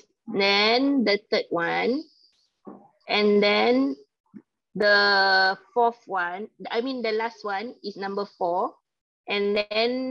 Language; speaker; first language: English; non-native, learner; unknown